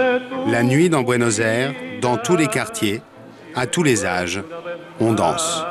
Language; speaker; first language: French; native; French